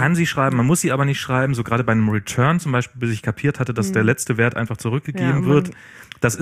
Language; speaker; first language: German; native; German